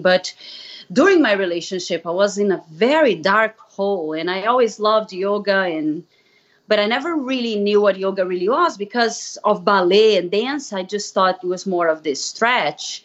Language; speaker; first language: English; non-native, fluent; Portuguese